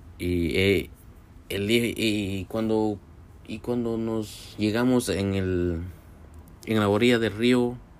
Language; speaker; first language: Spanish; native; Spanish